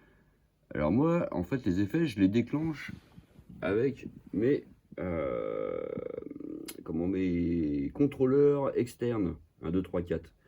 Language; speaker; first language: French; native; French